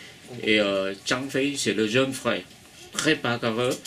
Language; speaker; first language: French; non-native, fluent; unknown